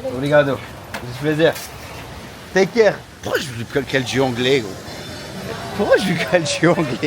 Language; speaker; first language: French; native; French